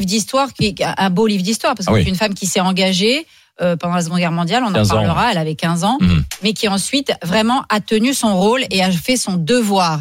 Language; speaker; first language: French; native; French